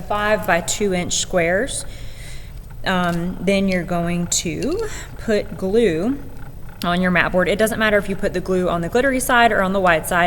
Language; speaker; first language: English; native; English